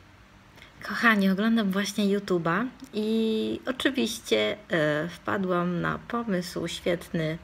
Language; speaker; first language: Polish; non-native, fluent; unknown